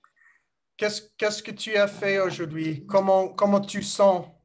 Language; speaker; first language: French; non-native, learner; English